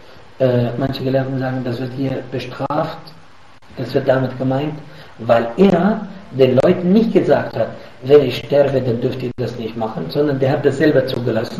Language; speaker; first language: German; non-native, fluent; Arabic